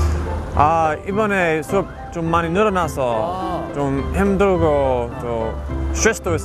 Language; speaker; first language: Korean; non-native, fluent; English